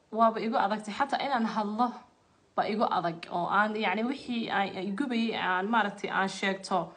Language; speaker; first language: Somali; native; Somali